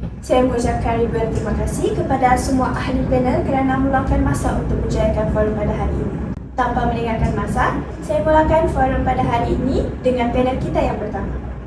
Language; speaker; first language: Malay; native; Malay